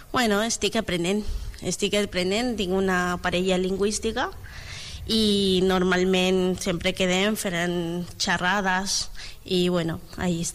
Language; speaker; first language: Catalan; non-native, learner; Spanish